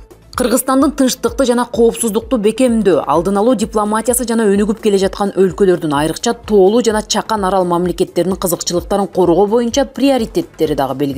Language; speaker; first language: Kyrgyz; native; Kyrgyz